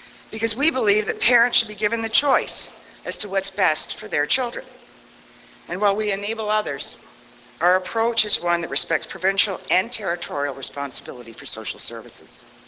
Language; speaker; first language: English; native; English